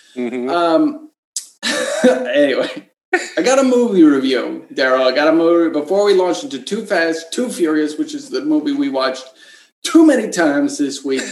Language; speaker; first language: English; native; English